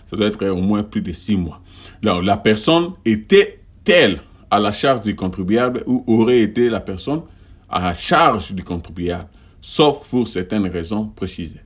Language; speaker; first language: French; non-native, local second language; Lingala